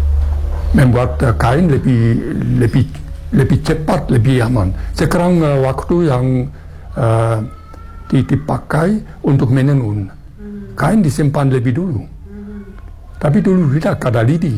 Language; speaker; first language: Indonesian; non-native, fluent; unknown